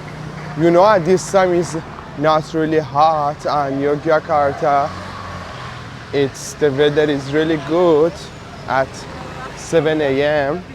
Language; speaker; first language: English; non-native, fluent; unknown